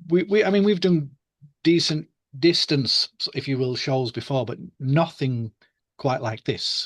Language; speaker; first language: English; native; English